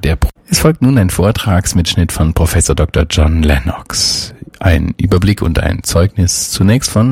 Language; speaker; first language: German; native; German